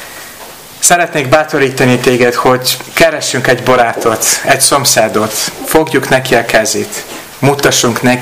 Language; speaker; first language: Hungarian; non-native, learner; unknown